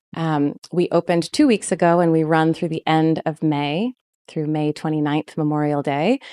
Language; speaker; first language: English; native; English